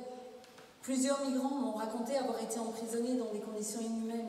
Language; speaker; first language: French; native; French